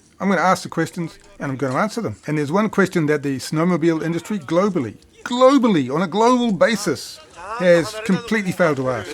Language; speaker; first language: English; native; English